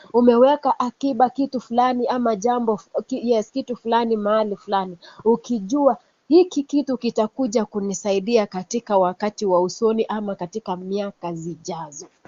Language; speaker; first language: Swahili; non-native, local second language; Kalenjin